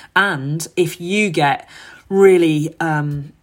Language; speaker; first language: English; native; English